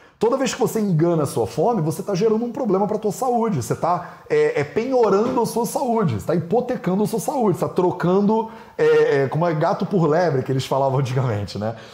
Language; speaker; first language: Portuguese; native; Portuguese